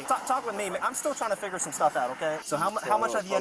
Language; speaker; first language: English; native; English